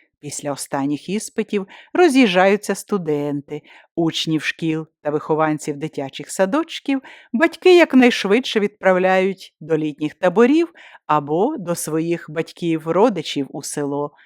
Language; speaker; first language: Ukrainian; native; Ukrainian